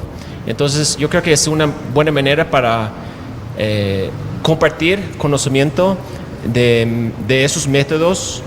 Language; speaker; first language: Spanish; non-native, fluent; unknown